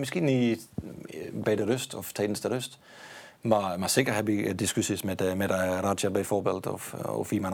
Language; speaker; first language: Dutch; non-native, fluent; Danish